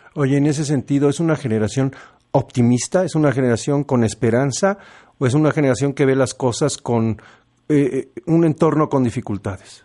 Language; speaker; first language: Spanish; native; Spanish